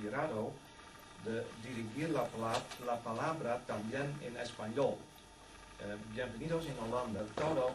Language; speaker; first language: Spanish; non-native, learner; Dutch